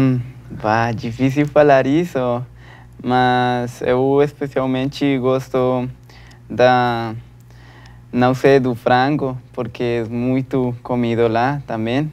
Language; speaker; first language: Portuguese; non-native, learner; Spanish